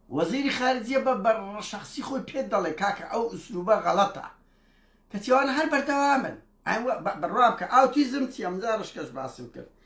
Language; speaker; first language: Central Kurdish; native; Central Kurdish